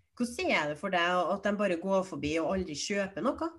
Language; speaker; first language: Norwegian; native; Norwegian